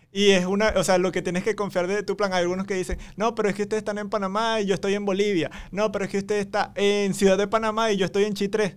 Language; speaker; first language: Spanish; native; Spanish